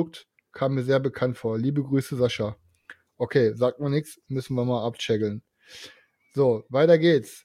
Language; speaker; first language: German; native; German